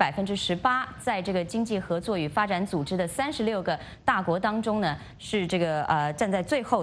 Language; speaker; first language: Chinese; native; Chinese